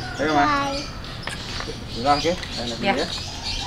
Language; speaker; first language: Indonesian; native; Indonesian